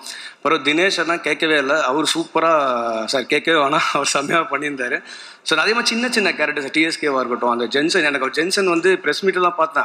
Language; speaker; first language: Tamil; native; Tamil